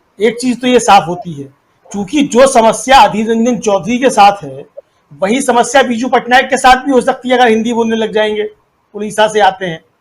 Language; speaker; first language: Hindi; native; Hindi